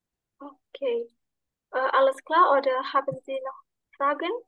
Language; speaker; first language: German; non-native, fluent; Indonesian